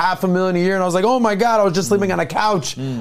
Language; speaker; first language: English; native; English